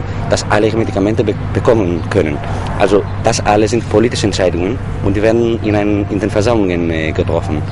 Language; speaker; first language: German; non-native, fluent; Greek